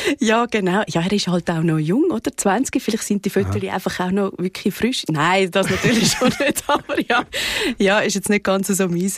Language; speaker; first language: German; native; German